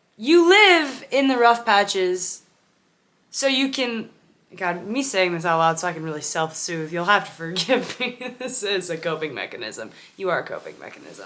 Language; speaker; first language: English; native; English